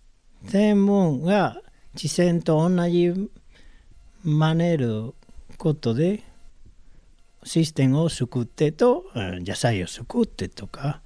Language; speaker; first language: Japanese; non-native, learner; Spanish